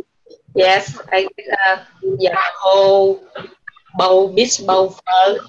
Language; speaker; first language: English; non-native, learner; Vietnamese